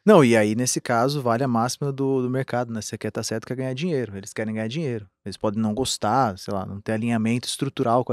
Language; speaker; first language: Portuguese; native; Portuguese